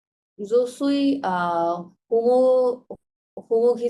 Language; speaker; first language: French; non-native, learner; Bangla